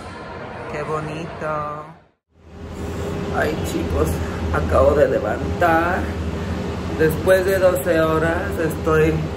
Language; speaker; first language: Spanish; early bilingual, heritage; English